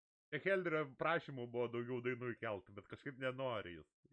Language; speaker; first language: Lithuanian; native; Lithuanian